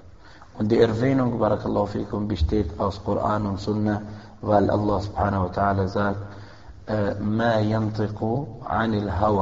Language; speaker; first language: German; non-native, fluent; Arabic